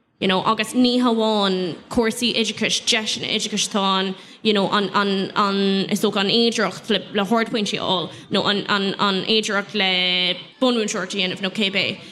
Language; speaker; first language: Irish; non-native, local second language; English